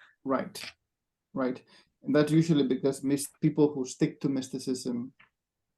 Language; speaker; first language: English; non-native, fluent; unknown